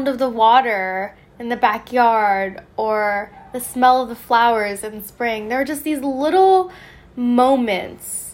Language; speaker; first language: English; native; English